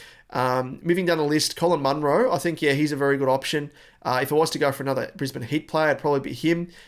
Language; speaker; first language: English; native; English